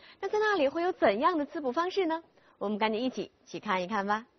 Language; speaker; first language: Chinese; native; Chinese